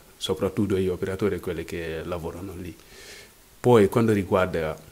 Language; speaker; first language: Italian; non-native, fluent; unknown